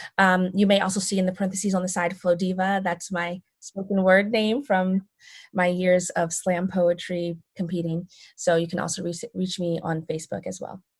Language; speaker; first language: English; native; English